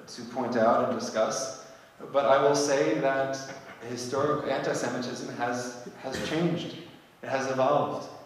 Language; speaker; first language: English; native; English